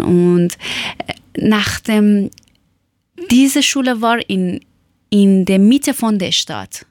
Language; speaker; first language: German; non-native, learner; Persian